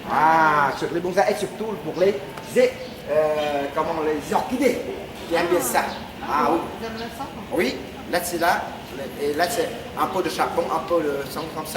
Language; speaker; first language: French; non-native, fluent; Vietnamese